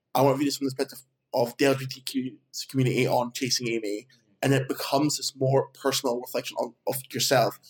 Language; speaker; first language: English; native; English